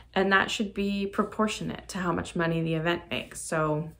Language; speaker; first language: English; native; English